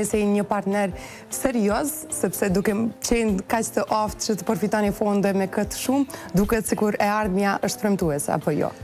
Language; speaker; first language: Albanian; native; Albanian